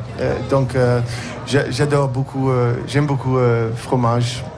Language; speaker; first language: French; non-native, learner; English